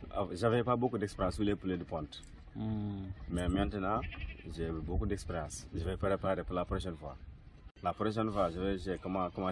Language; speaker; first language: French; non-native, local second language; Wolof